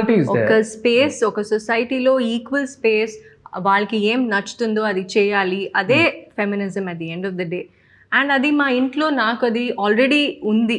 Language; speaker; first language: Telugu; non-native, local second language; Tamil